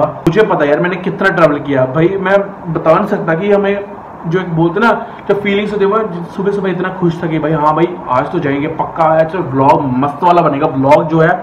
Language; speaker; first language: Hindi; native; Hindi